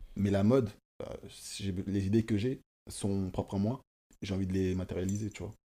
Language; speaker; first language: French; early bilingual, other home language; Kongo